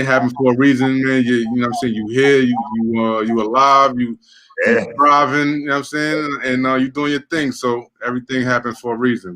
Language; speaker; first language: English; native; English